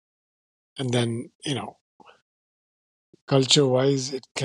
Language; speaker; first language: English; non-native, local second language; Sindhi